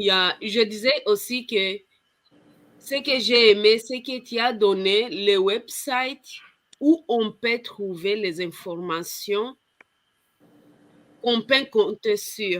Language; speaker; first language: French; non-native, fluent; Kinyarwanda